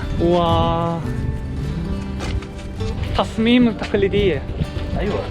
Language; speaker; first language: Arabic; non-native, learner; Korean